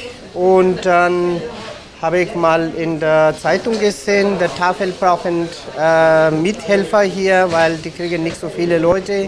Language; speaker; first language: German; non-native, fluent; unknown